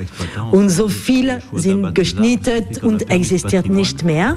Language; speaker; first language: German; non-native, learner; French